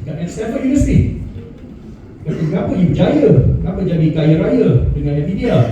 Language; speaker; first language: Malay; non-native, local second language; Chinese